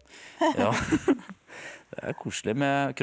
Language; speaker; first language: Norwegian; native; Norwegian